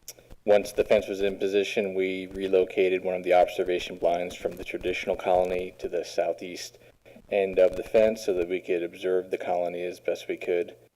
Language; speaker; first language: English; native; English